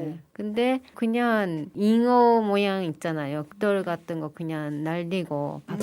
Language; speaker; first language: Korean; non-native, fluent; Japanese